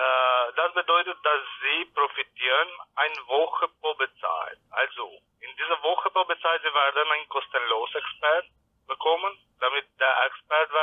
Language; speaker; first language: German; non-native, learner; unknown